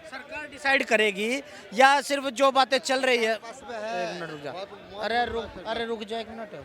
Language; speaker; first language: Hindi; native; Hindi